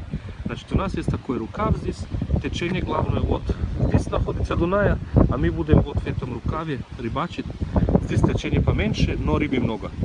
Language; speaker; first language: Russian; early bilingual, heritage; Russian